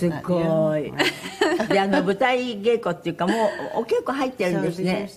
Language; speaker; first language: Japanese; native; Japanese